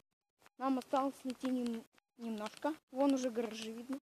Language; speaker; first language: Russian; native; Russian